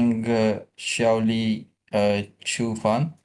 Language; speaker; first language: Chinese; non-native, learner; Urdu